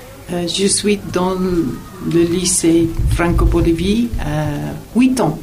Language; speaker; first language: French; non-native, learner; English